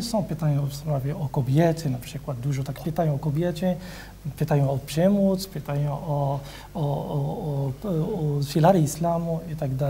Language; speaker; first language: Polish; non-native, learner; Arabic